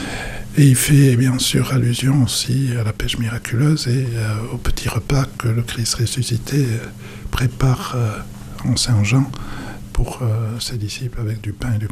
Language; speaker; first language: French; native; French